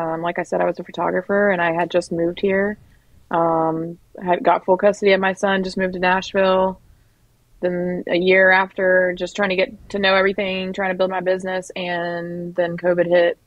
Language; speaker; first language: English; native; English